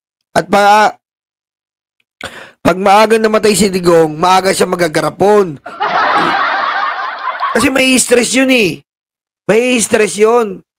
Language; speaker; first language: Filipino; native; Filipino